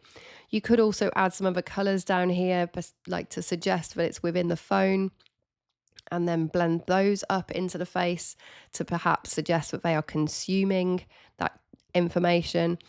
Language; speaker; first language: English; native; English